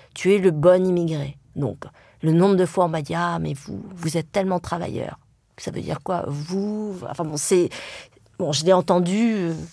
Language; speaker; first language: French; early bilingual, other home language; Vietnamese